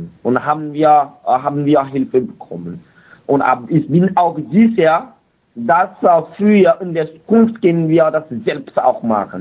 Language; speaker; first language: German; non-native, fluent; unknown